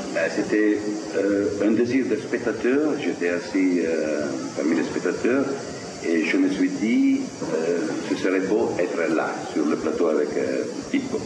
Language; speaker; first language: French; non-native, fluent; Italian